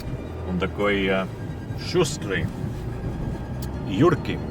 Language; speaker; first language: Russian; non-native, learner; Estonian